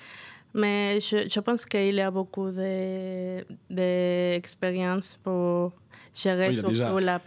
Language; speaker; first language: French; non-native, fluent; Spanish